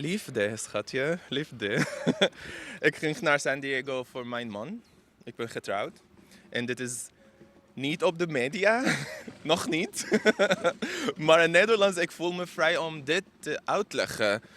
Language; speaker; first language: Dutch; non-native, learner; Arabic